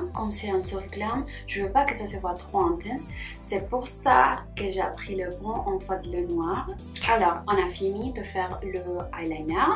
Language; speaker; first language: French; non-native, fluent; Spanish